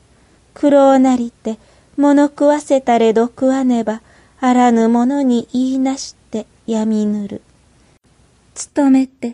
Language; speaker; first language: Japanese; native; Japanese